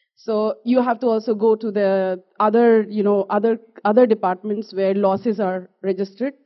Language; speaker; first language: English; non-native, local second language; Kashmiri